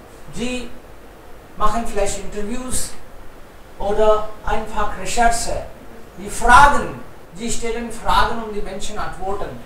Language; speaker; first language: German; non-native, fluent; Hindi